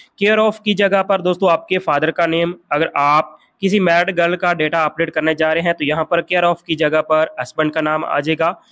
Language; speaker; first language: Hindi; non-native, local second language; Punjabi